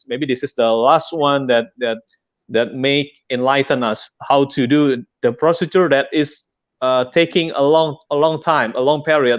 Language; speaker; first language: English; non-native, fluent; Indonesian